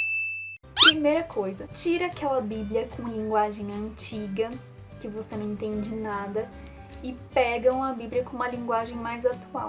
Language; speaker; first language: Portuguese; native; Portuguese